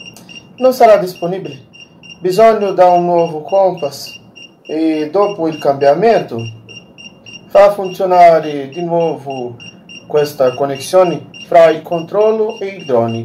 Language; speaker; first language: Italian; non-native, learner; Portuguese